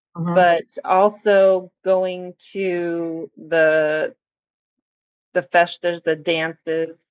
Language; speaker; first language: English; native; English